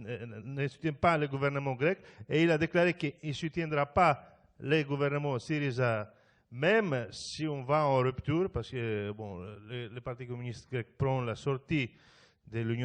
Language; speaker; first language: French; non-native, fluent; Greek